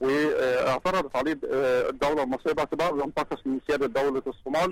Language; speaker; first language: Arabic; native; Arabic